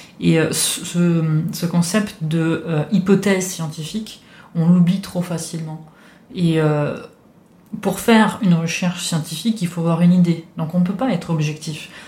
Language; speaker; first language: French; non-native, fluent; Italian